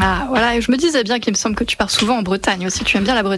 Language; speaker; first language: French; native; French